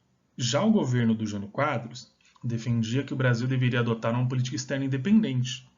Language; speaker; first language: Portuguese; native; Portuguese